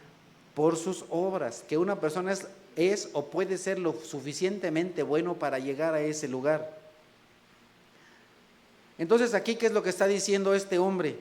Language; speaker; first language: Spanish; native; Spanish